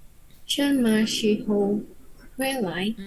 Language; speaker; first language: Chinese; non-native, learner; Indonesian